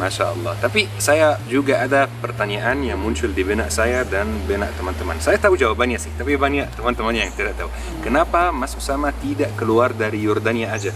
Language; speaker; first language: Indonesian; non-native, fluent; Arabic